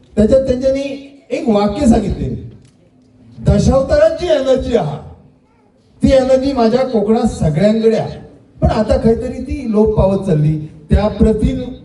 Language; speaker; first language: Marathi; native; Marathi